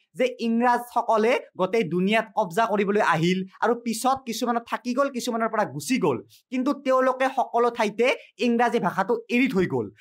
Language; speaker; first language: Assamese; native; Assamese